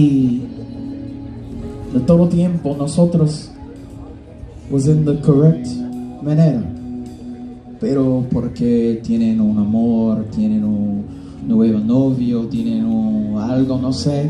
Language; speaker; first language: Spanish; non-native, learner; English